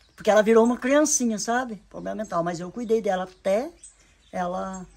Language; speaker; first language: Portuguese; native; Portuguese